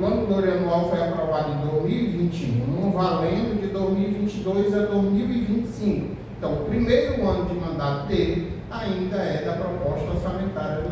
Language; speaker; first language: Portuguese; native; Portuguese